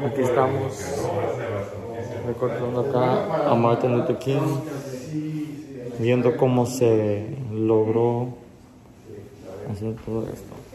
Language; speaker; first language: Spanish; early bilingual, heritage; Spanish